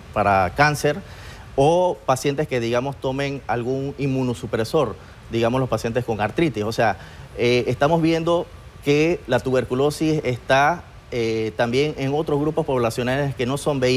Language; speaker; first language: Spanish; native; Spanish